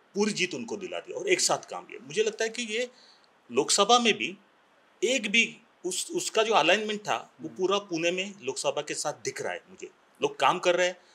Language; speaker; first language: Hindi; non-native, local second language; Marathi